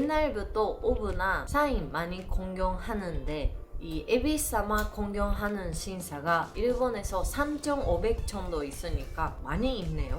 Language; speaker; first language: Korean; non-native, learner; Japanese